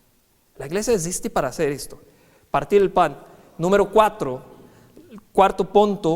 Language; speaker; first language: Spanish; non-native, fluent; Portuguese